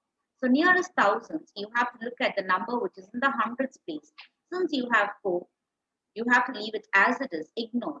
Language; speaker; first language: English; non-native, local second language; Tamil